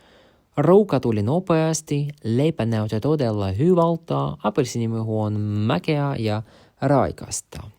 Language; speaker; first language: Finnish; non-native, learner; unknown